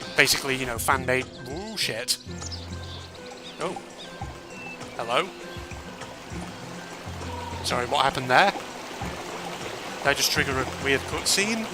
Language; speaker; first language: English; native; English